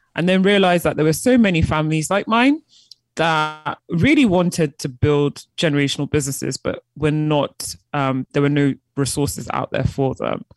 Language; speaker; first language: English; early bilingual, other home language; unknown